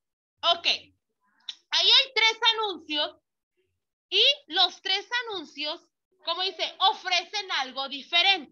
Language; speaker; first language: Spanish; native; Spanish